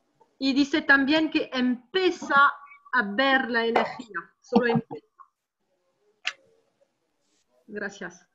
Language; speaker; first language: Spanish; non-native, learner; French